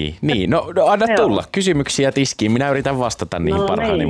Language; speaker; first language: Finnish; native; Finnish